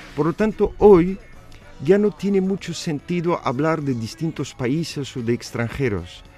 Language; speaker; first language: Spanish; non-native, fluent; Arabic